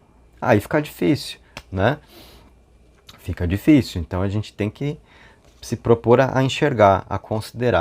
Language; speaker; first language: Portuguese; native; Portuguese